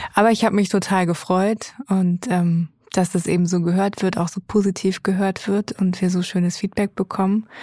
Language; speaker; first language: German; native; German